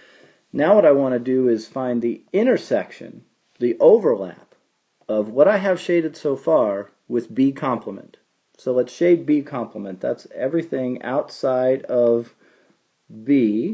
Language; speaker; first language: English; native; English